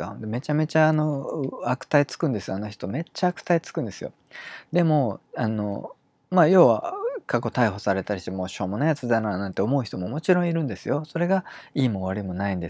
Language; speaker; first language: Japanese; native; Japanese